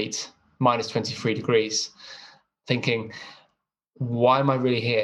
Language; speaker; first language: English; native; English